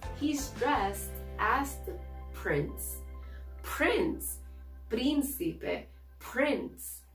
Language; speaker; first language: English; non-native, fluent; Spanish